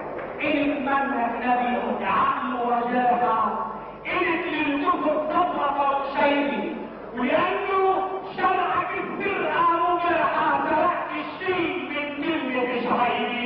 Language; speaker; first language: Arabic; native; Arabic